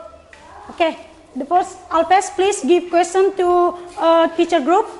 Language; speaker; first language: English; non-native, learner; Indonesian